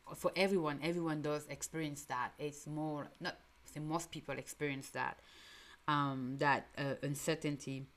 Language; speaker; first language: English; non-native, local second language; French